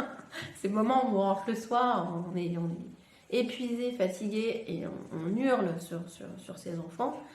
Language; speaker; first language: French; native; French